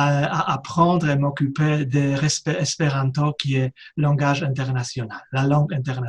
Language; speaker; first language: French; non-native, fluent; Polish